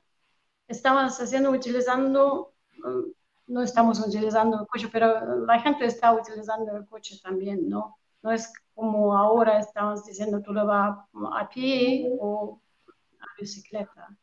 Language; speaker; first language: Spanish; non-native, fluent; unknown